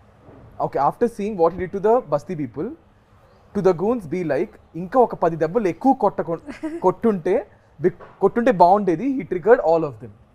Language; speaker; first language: Telugu; native; Telugu